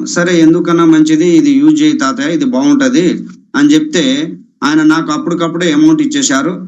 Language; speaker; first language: Telugu; non-native, local second language; Lambadi